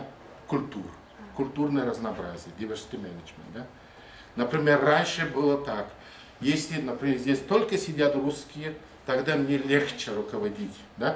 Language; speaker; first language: Russian; non-native, fluent; Mongolian